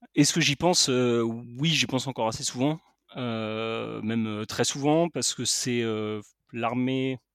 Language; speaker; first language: French; native; French